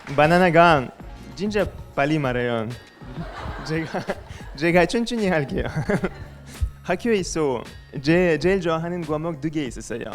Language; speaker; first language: Korean; non-native, learner; French